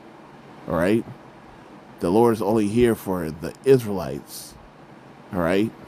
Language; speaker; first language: English; native; English